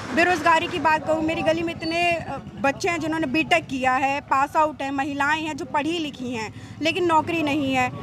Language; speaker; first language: Hindi; native; Hindi